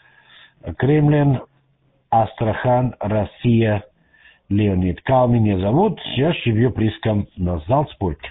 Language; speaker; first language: Russian; non-native, learner; German